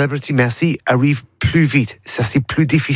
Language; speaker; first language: French; non-native, learner; English